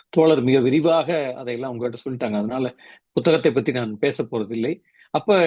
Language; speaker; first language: Tamil; non-native, local second language; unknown